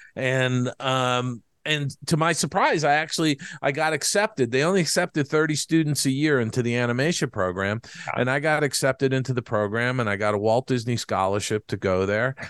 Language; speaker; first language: English; native; English